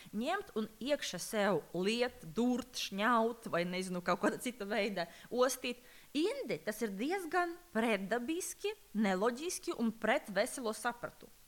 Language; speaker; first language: Latvian; non-native, local second language; Russian